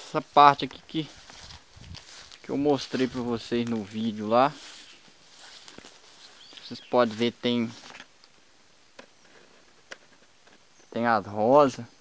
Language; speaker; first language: Portuguese; native; Portuguese